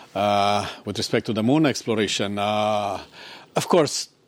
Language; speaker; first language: English; non-native, fluent; Romanian